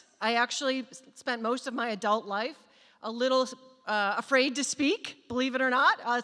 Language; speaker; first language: English; native; English